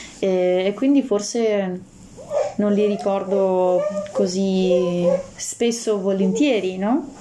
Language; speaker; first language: Italian; non-native, fluent; Russian